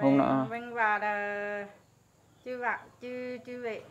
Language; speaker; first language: Vietnamese; non-native, local second language; Hmong